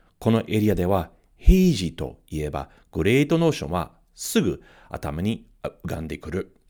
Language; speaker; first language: Japanese; non-native, fluent; English